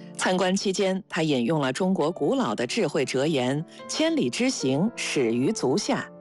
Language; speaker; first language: Chinese; native; Chinese